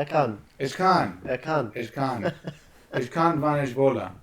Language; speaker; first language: German; non-native, learner; English